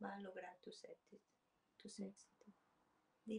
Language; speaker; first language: Spanish; native; Spanish